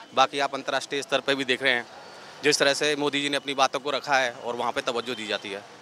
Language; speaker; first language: Hindi; native; Hindi